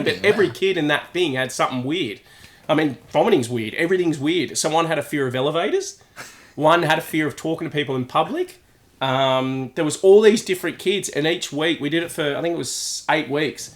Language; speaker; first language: English; native; English